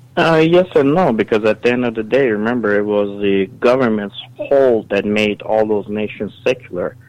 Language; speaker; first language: English; early bilingual, other home language; Assyrian Neo-Aramaic